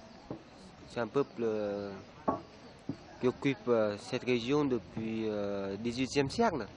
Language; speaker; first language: French; non-native, fluent; Vietnamese